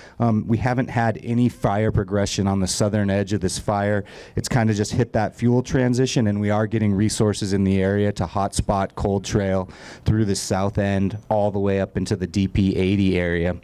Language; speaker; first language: English; native; English